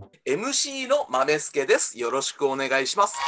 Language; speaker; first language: Japanese; native; Japanese